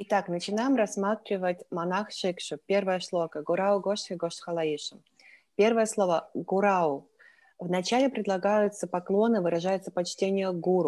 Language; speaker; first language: Russian; native; Russian